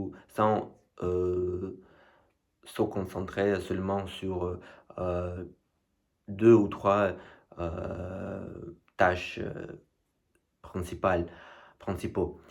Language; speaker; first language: French; non-native, learner; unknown